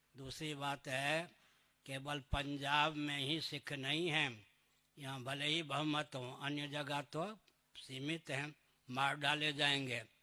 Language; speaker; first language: Hindi; native; Hindi